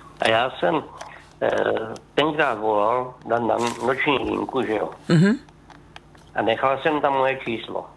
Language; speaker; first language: Czech; native; Czech